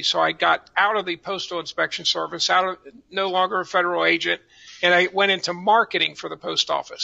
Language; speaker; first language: English; native; English